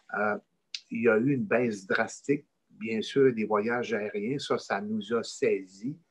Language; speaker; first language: French; native; French